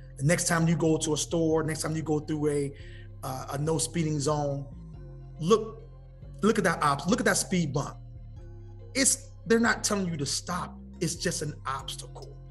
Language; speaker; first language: English; native; English